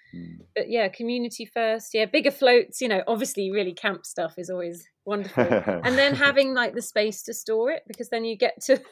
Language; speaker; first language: English; native; English